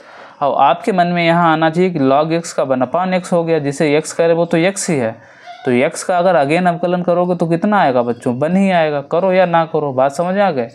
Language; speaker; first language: Hindi; native; Hindi